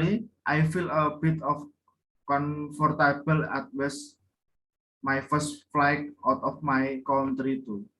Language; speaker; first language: English; non-native, learner; Indonesian